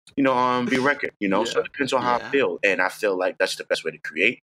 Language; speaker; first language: English; native; English